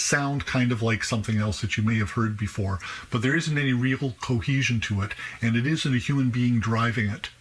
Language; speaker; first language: English; native; English